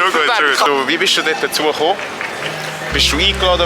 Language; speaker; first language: German; native; German